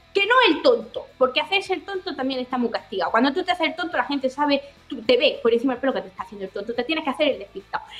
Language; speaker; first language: Spanish; native; Spanish